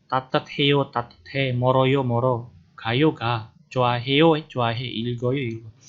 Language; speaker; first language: Korean; non-native, fluent; Indonesian